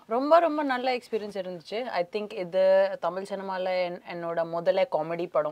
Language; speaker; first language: Tamil; non-native, learner; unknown